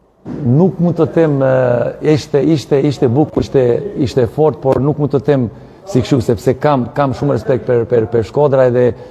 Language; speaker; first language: Albanian; non-native, learner; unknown